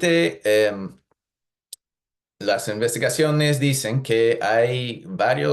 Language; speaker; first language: Spanish; non-native, fluent; English